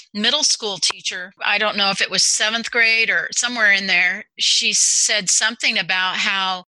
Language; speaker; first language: English; native; English